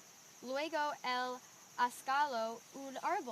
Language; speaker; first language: Spanish; non-native, learner; English